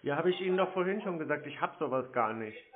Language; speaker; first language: German; native; German